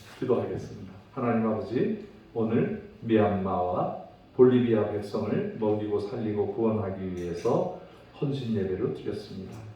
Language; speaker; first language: Korean; native; Korean